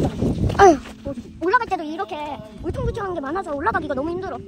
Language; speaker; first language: Korean; early bilingual, other home language; Tibetan